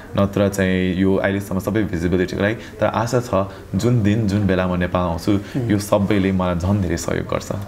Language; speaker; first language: Nepali; early bilingual, heritage; Nepali